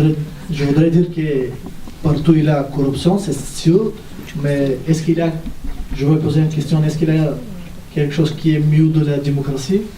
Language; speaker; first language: French; non-native, fluent; Bulgarian